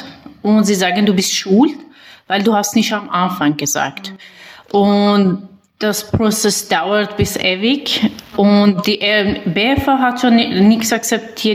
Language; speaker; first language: German; non-native, learner; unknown